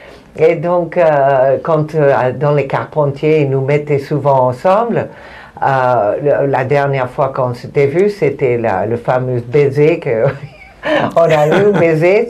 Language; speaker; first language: French; non-native, fluent; Spanish